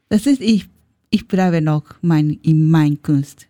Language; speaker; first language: German; non-native, learner; Japanese